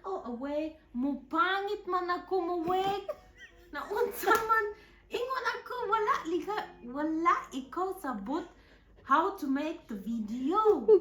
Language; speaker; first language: Cebuano; non-native, learner; German